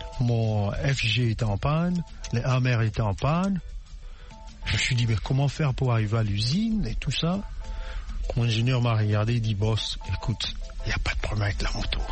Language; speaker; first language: French; non-native, local second language; Lingala